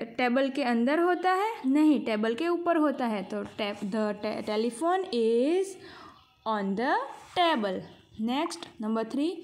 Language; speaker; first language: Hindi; non-native, local second language; Gujarati